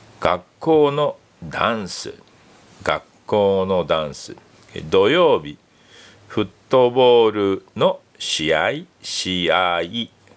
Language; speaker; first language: Japanese; non-native, fluent; English